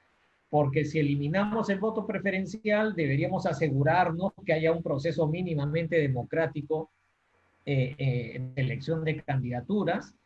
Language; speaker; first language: Spanish; native; Spanish